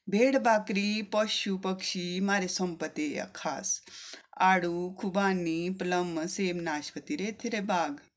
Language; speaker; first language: Hindi; native; Hindi